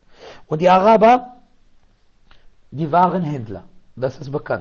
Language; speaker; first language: German; non-native, fluent; Arabic